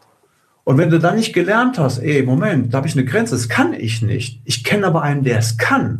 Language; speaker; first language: German; native; German